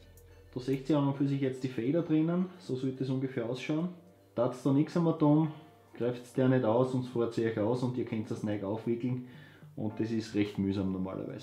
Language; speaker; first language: German; native; German